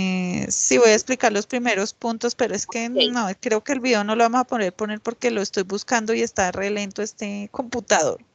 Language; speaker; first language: Spanish; native; Spanish